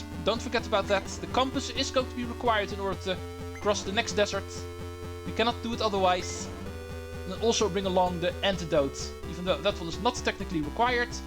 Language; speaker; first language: English; non-native, fluent; Dutch